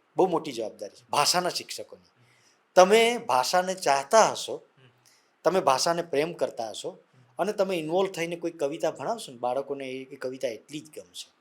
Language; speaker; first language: Gujarati; non-native, local second language; Vasavi